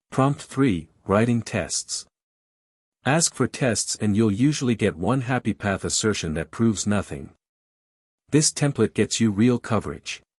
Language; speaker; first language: English; native; English